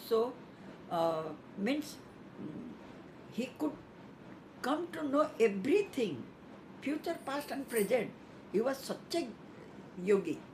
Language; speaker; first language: English; non-native, local second language; Odia